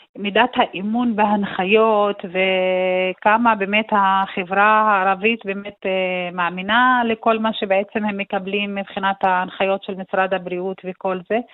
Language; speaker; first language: Hebrew; non-native, local second language; Arabic